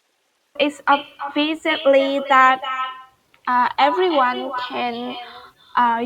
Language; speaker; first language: English; non-native, learner; Vietnamese